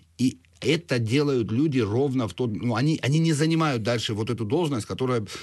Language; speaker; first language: Russian; non-native, local second language; Georgian